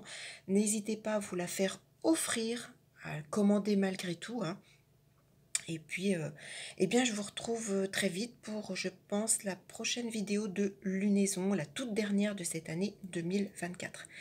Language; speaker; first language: French; native; French